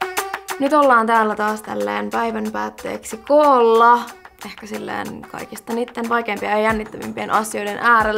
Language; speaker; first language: Finnish; native; Finnish